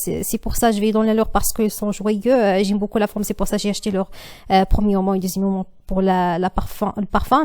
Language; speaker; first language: French; non-native, learner; Arabic